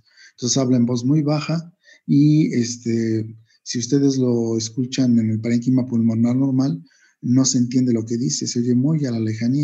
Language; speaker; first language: Spanish; native; Spanish